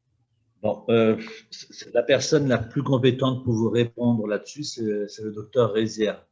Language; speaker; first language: French; native; French